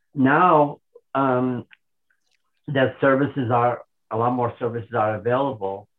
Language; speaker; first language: English; non-native, fluent; Portuguese